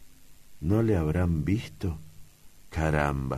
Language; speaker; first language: Spanish; native; Spanish